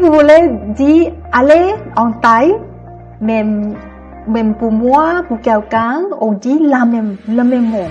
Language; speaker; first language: French; non-native, fluent; Thai